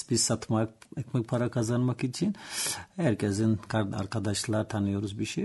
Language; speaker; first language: Turkish; non-native, learner; Georgian